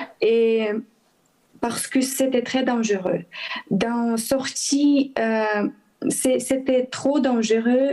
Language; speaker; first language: French; non-native, learner; Ukrainian